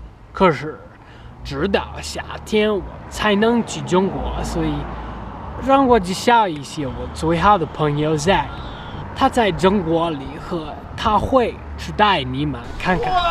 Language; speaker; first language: Chinese; non-native, fluent; English